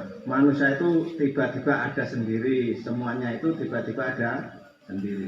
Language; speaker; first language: Indonesian; native; Indonesian